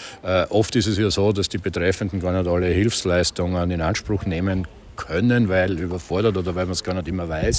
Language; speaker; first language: German; native; German